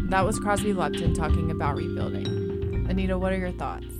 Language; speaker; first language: English; native; English